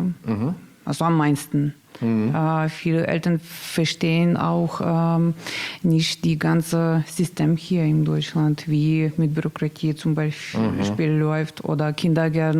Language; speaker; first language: German; non-native, learner; Russian